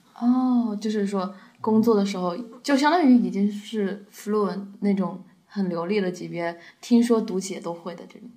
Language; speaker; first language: Chinese; native; Chinese